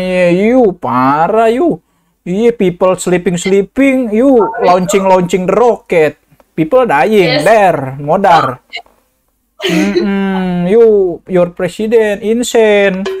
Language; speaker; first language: English; non-native, learner; Indonesian